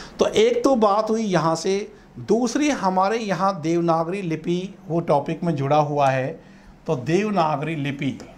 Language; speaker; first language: Hindi; native; Hindi